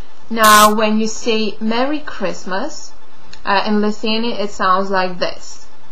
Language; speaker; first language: English; non-native, fluent; Lithuanian